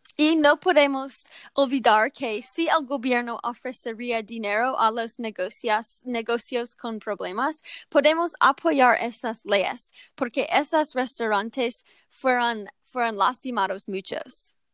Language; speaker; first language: Spanish; non-native, learner; English